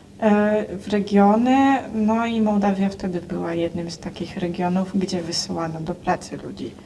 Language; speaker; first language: Polish; non-native, fluent; Russian